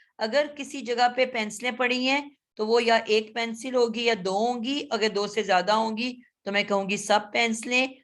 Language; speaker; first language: Urdu; native; Urdu